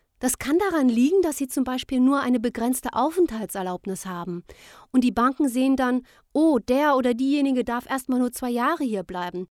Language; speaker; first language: German; native; German